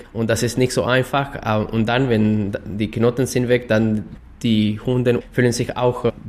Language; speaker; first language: German; non-native, fluent; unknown